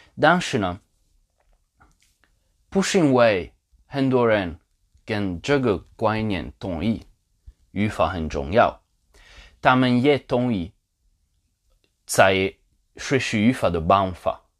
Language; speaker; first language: Chinese; non-native, learner; Polish